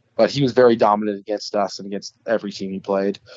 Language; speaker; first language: English; native; English